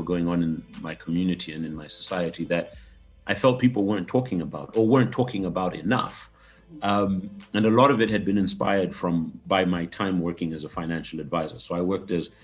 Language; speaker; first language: English; non-native, local second language; Nyanja